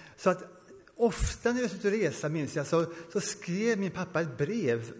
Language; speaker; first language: Swedish; early bilingual, heritage; Swedish